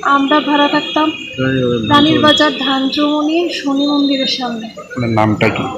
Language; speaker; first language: Bangla; native; Bangla